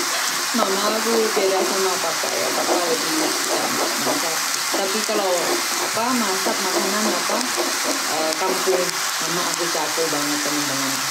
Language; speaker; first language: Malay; non-native, fluent; Thai